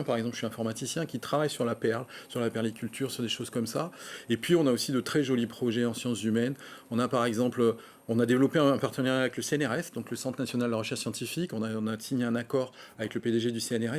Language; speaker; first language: French; native; French